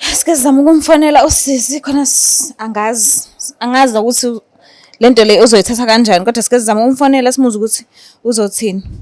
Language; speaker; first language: Zulu; native; Zulu